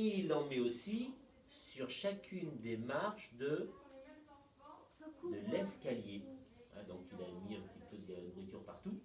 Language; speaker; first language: French; native; French